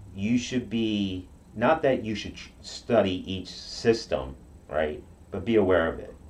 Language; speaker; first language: English; non-native, fluent; Japanese